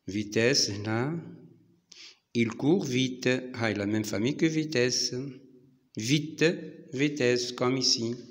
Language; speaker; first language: French; non-native, local second language; Arabic